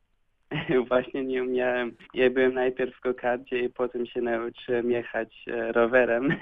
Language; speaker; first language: Polish; early bilingual, heritage; Polish